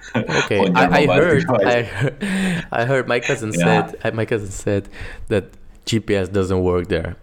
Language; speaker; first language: English; non-native, fluent; Portuguese